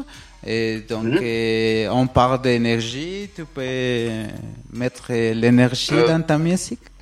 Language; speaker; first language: French; non-native, learner; Spanish